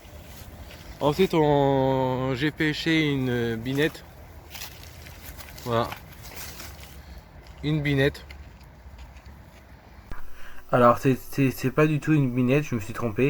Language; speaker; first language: French; native; French